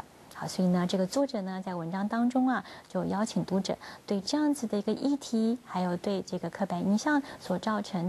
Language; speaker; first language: Chinese; native; Chinese